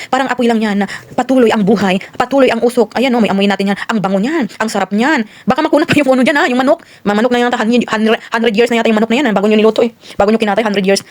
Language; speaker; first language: Filipino; non-native, local second language; Cebuano